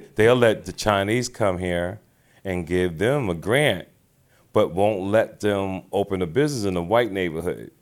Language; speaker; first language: English; native; English